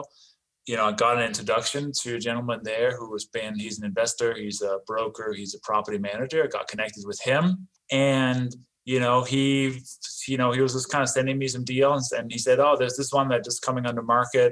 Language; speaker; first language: English; non-native, fluent; Danish